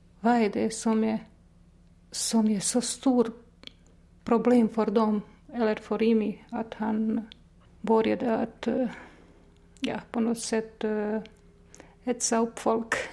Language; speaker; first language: Swedish; non-native, fluent; Bosnian